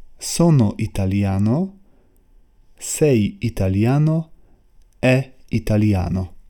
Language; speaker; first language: Italian; non-native, learner; Polish